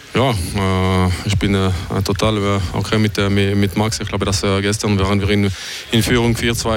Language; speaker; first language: German; non-native, local second language; French